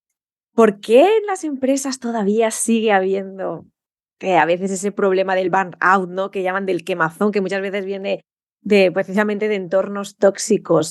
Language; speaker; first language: Spanish; native; Spanish